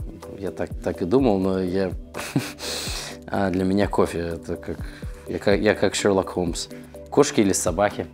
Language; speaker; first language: Russian; early bilingual, heritage; Russian